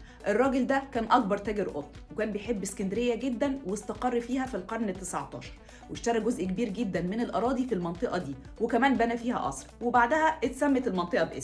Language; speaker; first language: Arabic; native; Arabic